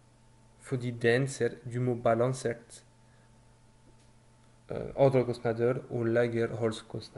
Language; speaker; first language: Norwegian; non-native, fluent; French